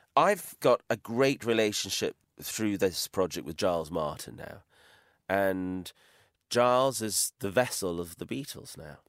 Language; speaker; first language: English; native; English